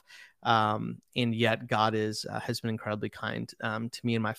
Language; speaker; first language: English; early bilingual, other home language; Telugu